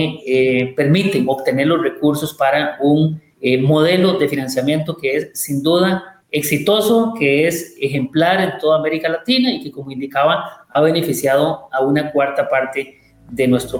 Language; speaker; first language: Spanish; native; Spanish